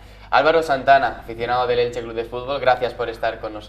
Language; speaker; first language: Spanish; native; Spanish